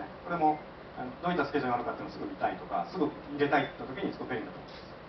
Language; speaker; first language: Japanese; native; Japanese